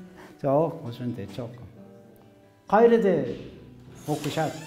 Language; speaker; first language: Kyrgyz; non-native, learner; Korean